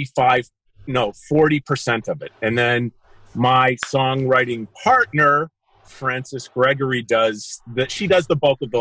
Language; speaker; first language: English; native; English